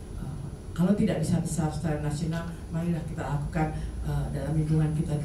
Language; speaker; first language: Indonesian; native; Indonesian